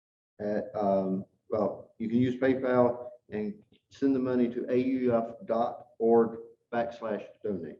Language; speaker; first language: English; native; English